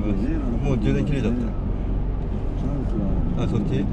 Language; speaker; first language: Japanese; non-native, learner; Vietnamese